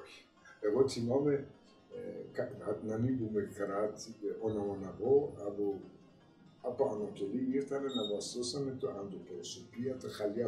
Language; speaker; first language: Greek; non-native, learner; Persian